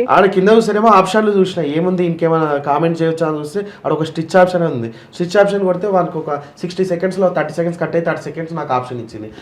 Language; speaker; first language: Telugu; native; Telugu